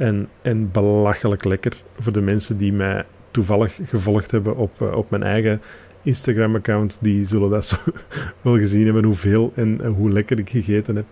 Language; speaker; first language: Dutch; native; Dutch